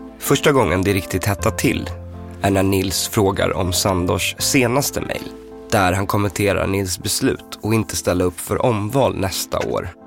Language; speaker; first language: Swedish; native; Swedish